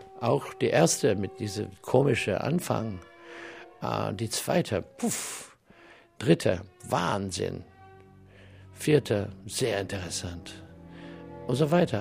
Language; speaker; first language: German; non-native, learner; English